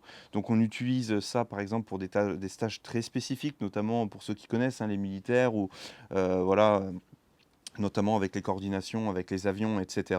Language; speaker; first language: French; native; French